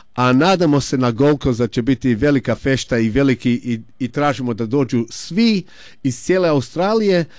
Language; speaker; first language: Croatian; early bilingual, heritage; Croatian